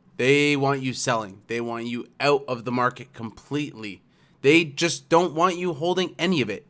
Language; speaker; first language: English; native; English